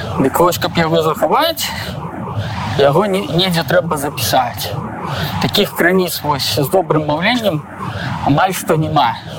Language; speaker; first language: Belarusian; non-native, local second language; Russian